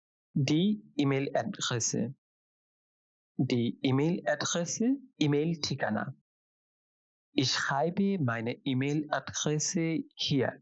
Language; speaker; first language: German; non-native, fluent; Bangla